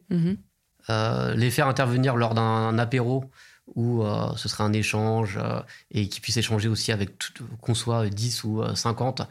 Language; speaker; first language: French; native; French